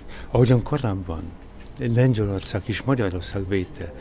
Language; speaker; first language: Hungarian; non-native, fluent; Polish